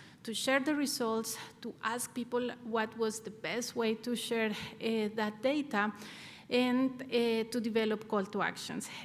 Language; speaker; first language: English; non-native, fluent; Spanish